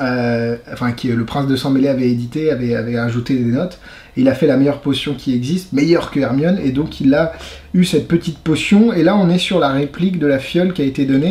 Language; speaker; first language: French; native; French